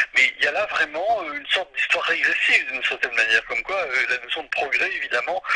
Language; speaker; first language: French; native; French